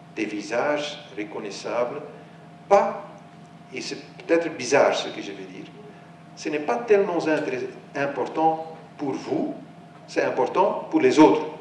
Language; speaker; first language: French; non-native, local second language; Dutch